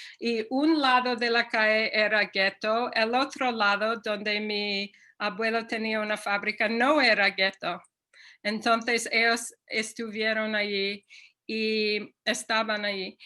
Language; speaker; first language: Spanish; non-native, fluent; English